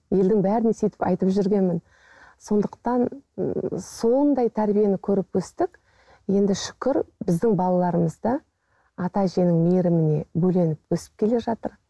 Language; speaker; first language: Kazakh; native; Kazakh